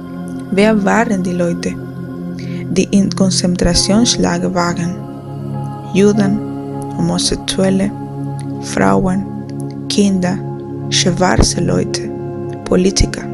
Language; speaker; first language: German; non-native, fluent; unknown